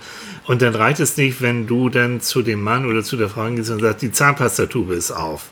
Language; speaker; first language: German; native; German